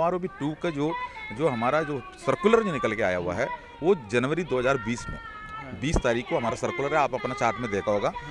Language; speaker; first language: Hindi; non-native, local second language; Malayalam